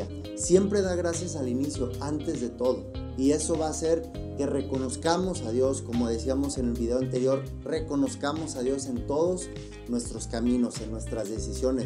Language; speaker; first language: Spanish; native; Spanish